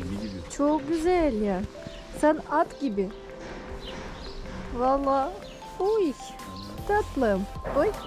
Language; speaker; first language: Turkish; non-native, learner; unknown